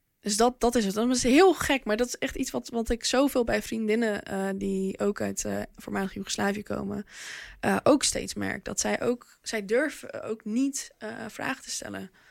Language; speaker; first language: Dutch; early bilingual, other home language; Bosnian